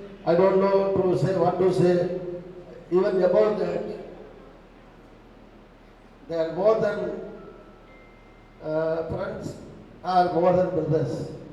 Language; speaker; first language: English; non-native, local second language; Tamil